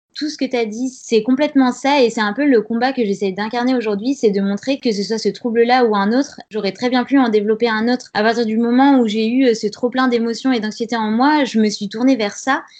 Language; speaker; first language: French; native; French